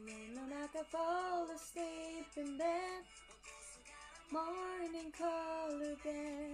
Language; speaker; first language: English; non-native, learner; Japanese